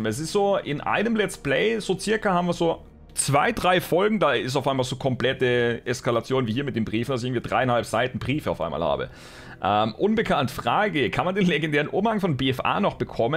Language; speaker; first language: German; native; German